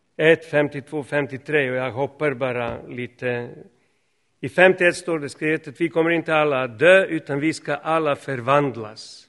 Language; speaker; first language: Swedish; non-native, fluent; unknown